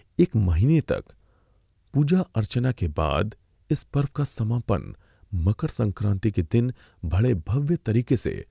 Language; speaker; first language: Hindi; native; Hindi